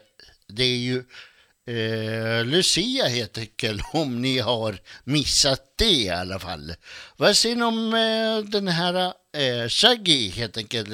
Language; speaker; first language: Swedish; native; Swedish